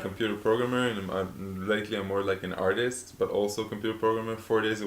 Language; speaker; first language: English; non-native, fluent; Hebrew